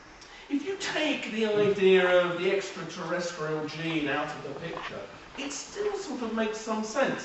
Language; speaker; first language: English; native; English